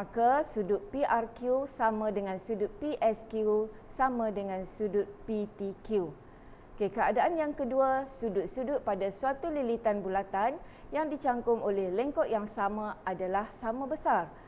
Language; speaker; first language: Malay; native; Malay